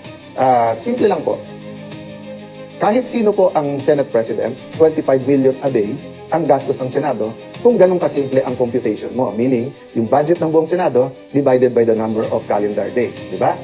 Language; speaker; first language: Filipino; native; Filipino